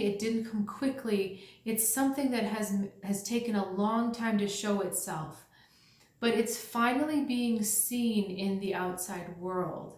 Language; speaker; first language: English; native; English